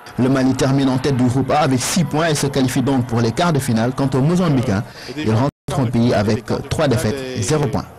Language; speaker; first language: French; non-native, local second language; Wolof